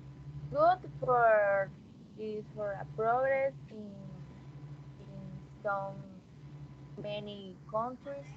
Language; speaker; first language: English; non-native, learner; Spanish